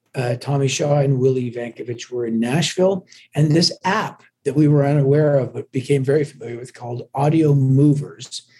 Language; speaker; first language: English; native; English